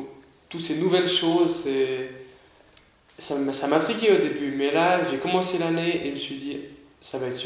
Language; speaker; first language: French; native; French